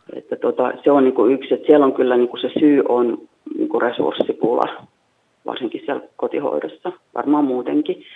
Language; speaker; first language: Finnish; native; Finnish